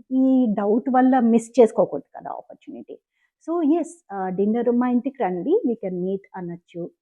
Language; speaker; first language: Telugu; native; Telugu